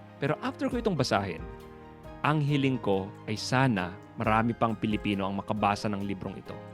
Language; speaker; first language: Filipino; native; Filipino